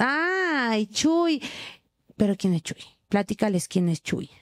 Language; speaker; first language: Spanish; native; Spanish